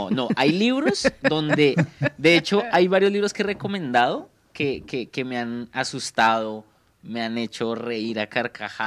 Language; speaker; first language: Spanish; native; Spanish